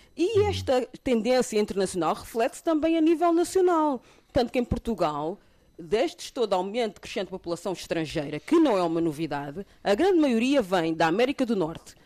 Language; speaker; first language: Portuguese; early bilingual, other home language; Kabuverdianu